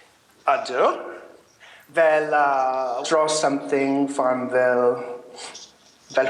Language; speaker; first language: Welsh; non-native, learner; English